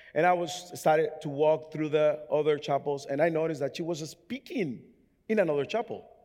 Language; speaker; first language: English; non-native, fluent; Spanish